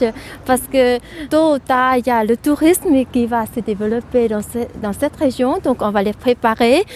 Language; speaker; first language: French; non-native, fluent; Vietnamese